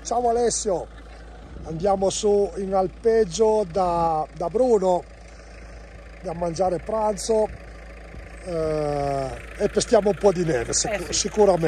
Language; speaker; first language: Italian; native; Italian